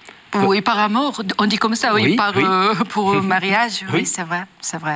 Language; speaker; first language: French; non-native, learner; Japanese